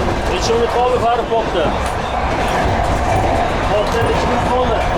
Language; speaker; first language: Russian; non-native, local second language; Uzbek